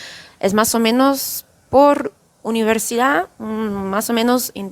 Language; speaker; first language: Spanish; non-native, fluent; Portuguese